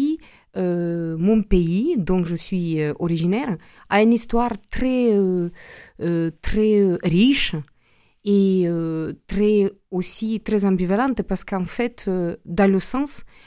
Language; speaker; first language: French; non-native, fluent; Romanian